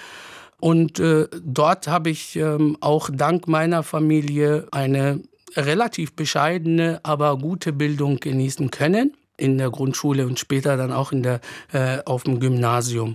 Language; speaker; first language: German; non-native, fluent; Arabic